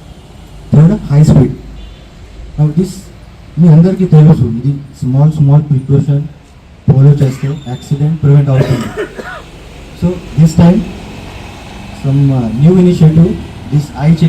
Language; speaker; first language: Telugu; non-native, learner; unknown